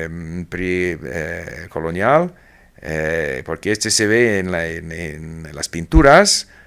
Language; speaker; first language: Spanish; non-native, fluent; English